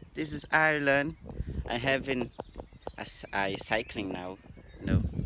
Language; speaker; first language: English; non-native, fluent; Portuguese